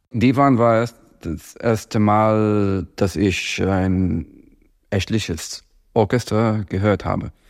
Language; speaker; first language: German; non-native, fluent; Arabic